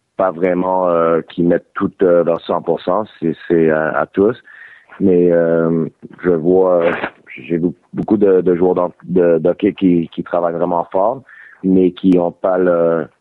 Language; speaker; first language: French; native; French